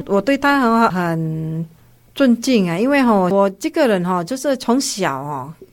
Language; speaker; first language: Chinese; non-native, fluent; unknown